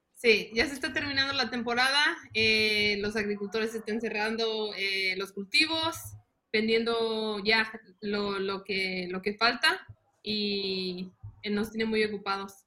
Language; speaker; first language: Spanish; early bilingual, heritage; Spanish